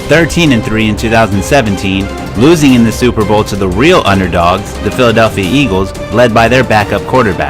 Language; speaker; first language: English; native; English